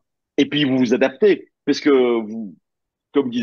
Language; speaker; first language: French; native; French